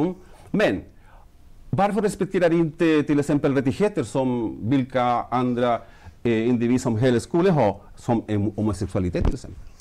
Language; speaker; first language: Swedish; non-native, fluent; Spanish